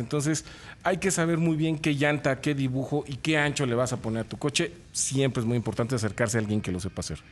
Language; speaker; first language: Spanish; native; Spanish